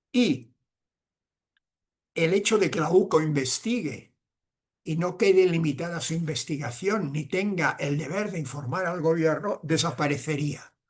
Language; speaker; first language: Spanish; non-native, local second language; Catalan